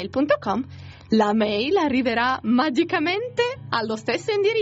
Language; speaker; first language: Italian; native; Italian